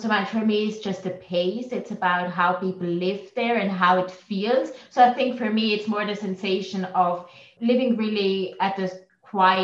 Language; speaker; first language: English; non-native, fluent; German